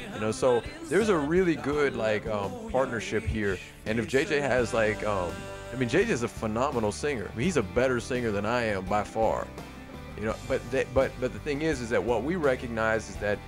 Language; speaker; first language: English; native; English